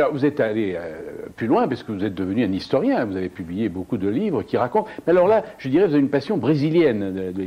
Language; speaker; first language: French; native; French